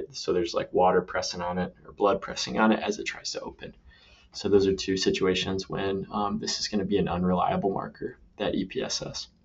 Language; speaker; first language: English; native; English